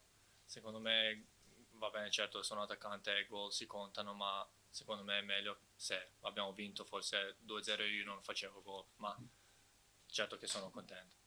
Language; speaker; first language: Italian; non-native, fluent; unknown